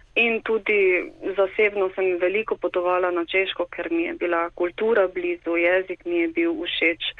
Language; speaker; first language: Slovenian; native; Slovenian